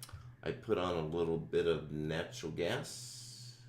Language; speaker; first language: English; native; English